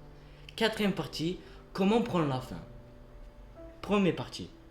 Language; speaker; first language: French; early bilingual, other home language; Japanese